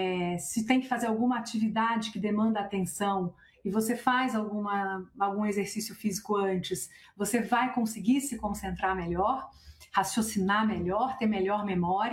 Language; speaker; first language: Portuguese; native; Portuguese